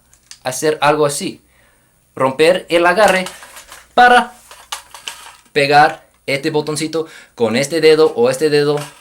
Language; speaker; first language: Spanish; non-native, fluent; English